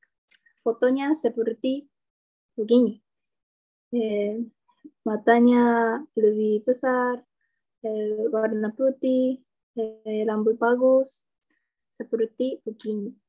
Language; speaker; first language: Indonesian; non-native, learner; Japanese